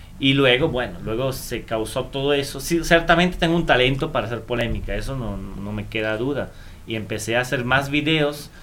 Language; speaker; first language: Spanish; non-native, fluent; Italian